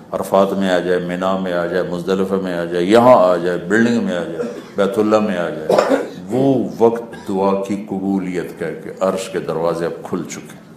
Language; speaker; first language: Urdu; non-native, local second language; Punjabi